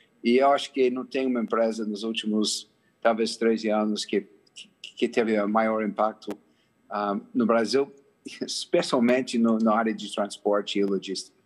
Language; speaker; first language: Portuguese; non-native, fluent; English